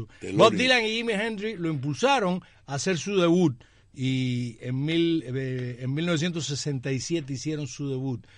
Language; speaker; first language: Spanish; native; Spanish